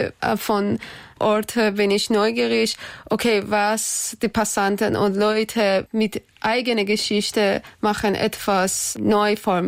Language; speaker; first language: German; non-native, learner; Persian